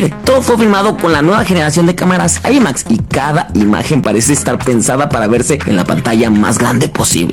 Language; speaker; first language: Spanish; native; Spanish